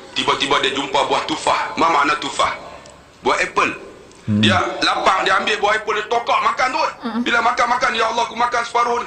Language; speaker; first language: Malay; native; Malay